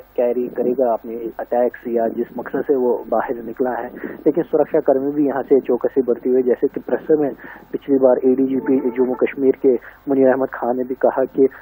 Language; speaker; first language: Hindi; native; Hindi